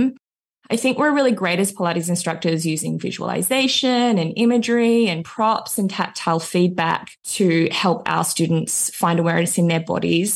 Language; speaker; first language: English; native; English